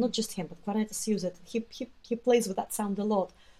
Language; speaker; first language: English; non-native, fluent; Russian